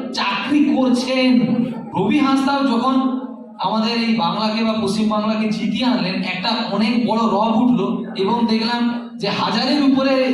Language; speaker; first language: Bangla; native; Bangla